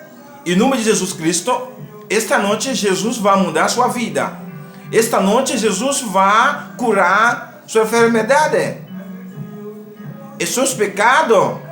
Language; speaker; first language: Portuguese; non-native, learner; Haitian Creole